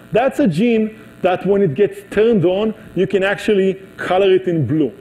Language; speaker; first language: English; non-native, fluent; Hebrew